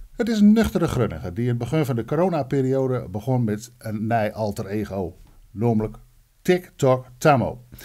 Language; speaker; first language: Dutch; native; Dutch